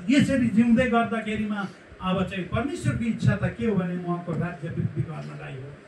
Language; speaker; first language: Nepali; non-native, local second language; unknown